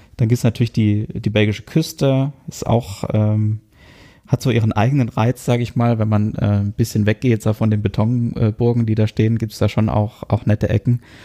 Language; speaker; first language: German; native; German